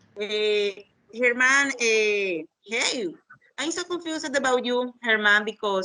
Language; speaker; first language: English; non-native, learner; Spanish